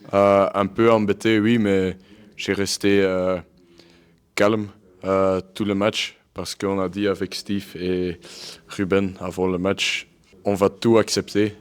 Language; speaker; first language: French; non-native, local second language; Dutch